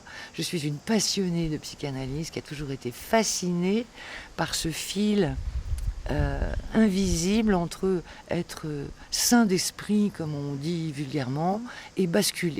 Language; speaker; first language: French; native; French